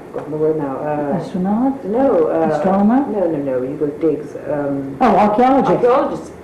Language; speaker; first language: English; native; English